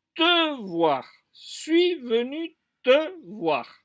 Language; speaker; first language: French; non-native, fluent; Spanish